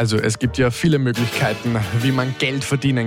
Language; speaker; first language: German; native; German